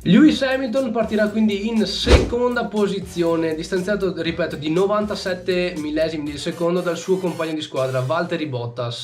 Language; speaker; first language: Italian; native; Italian